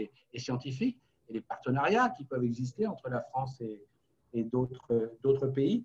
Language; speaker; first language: French; native; French